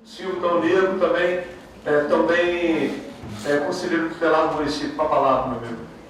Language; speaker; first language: Portuguese; native; Portuguese